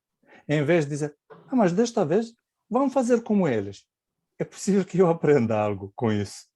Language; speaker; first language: Portuguese; non-native, fluent; Romanian